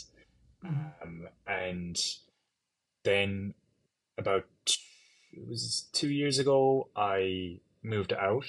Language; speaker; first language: English; native; English